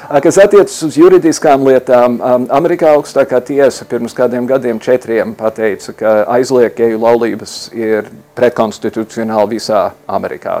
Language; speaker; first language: Latvian; early bilingual, heritage; Latvian